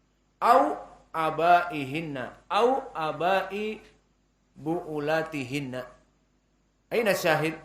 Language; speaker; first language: Arabic; non-native, fluent; Indonesian